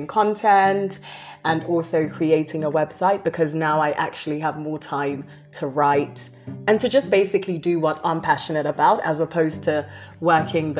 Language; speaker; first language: English; native; English